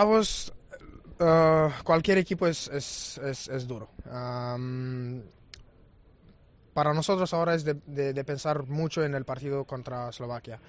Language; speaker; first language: Spanish; non-native, fluent; Romanian